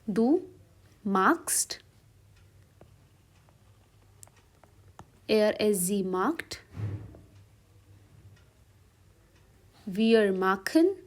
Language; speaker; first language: German; non-native, learner; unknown